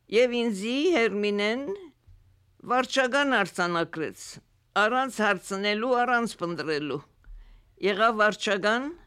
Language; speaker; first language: Armenian; early bilingual, heritage; Armenian